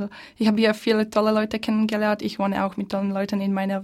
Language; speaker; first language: German; non-native, fluent; Slovak